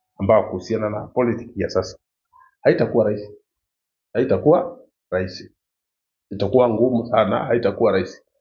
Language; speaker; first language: Swahili; non-native, local second language; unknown